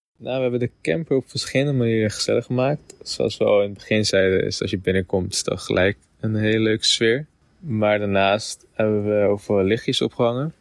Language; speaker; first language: Dutch; early bilingual, other home language; Persian